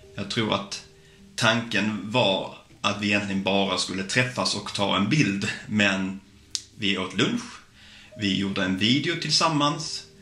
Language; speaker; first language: Swedish; native; Swedish